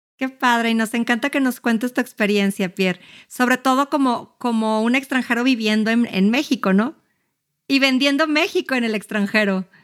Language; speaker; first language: Spanish; native; Spanish